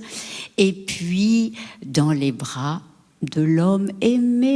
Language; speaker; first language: French; native; French